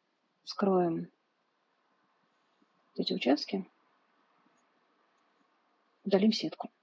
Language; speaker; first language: Russian; native; Russian